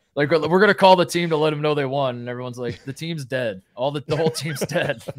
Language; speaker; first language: English; native; English